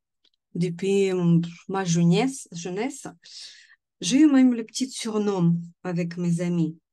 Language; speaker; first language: French; non-native, fluent; Russian